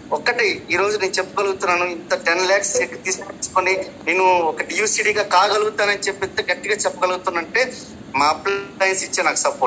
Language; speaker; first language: Telugu; native; Telugu